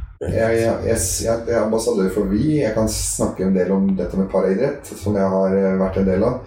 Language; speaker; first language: Norwegian; early bilingual, other home language; Arabic